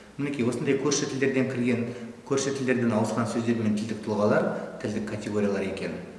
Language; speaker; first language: Kazakh; native; Kazakh